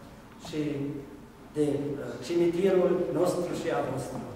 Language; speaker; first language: Romanian; non-native, local second language; German